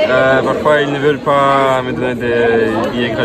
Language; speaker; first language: French; non-native, learner; Russian